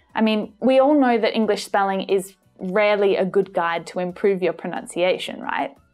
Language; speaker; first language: English; native; English